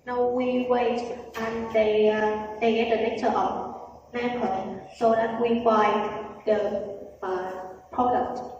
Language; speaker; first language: English; non-native, learner; Vietnamese